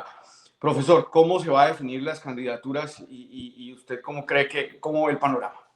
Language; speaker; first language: Spanish; native; Spanish